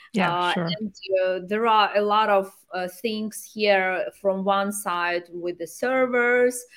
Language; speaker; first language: English; non-native, fluent; Ukrainian